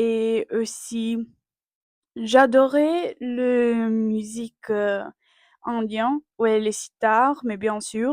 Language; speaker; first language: French; non-native, learner; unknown